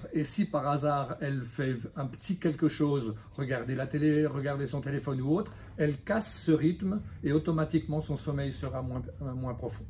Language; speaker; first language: French; native; French